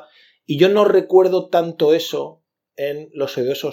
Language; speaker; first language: Spanish; native; Spanish